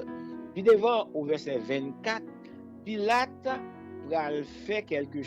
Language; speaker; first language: French; non-native, local second language; Haitian Creole